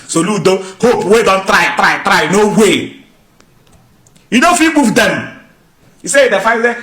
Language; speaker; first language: Nigerian Pidgin; non-native, local second language; Igbo